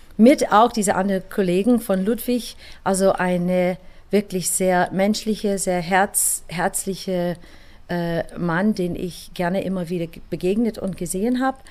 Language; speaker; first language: German; non-native, fluent; English